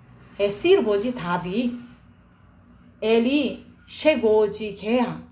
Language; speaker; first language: Portuguese; non-native, learner; Korean